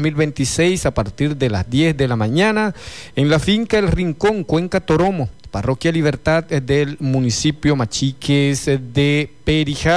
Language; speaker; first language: Spanish; native; Spanish